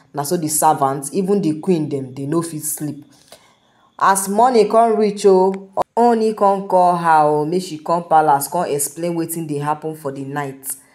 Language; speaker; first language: Nigerian Pidgin; native; Nigerian Pidgin